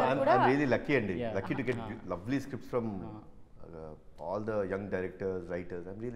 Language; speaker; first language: Telugu; native; Telugu